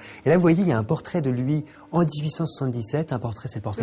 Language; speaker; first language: French; native; French